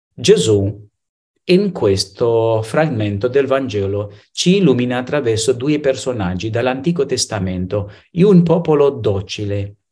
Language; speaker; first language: Italian; non-native, fluent; Spanish